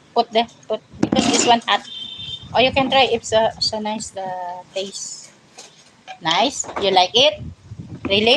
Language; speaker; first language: English; non-native, learner; Filipino